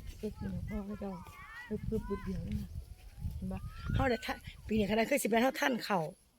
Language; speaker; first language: Thai; native; Thai